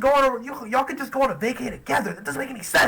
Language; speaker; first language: English; native; English